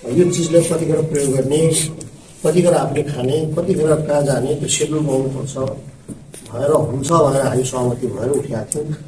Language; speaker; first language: Nepali; native; Nepali